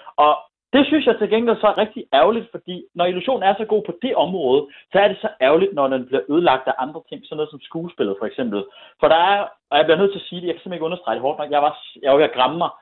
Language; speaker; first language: Danish; native; Danish